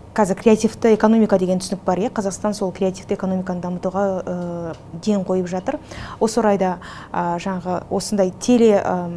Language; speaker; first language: Kazakh; native; Kazakh